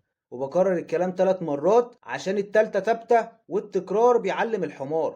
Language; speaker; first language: Arabic; native; Arabic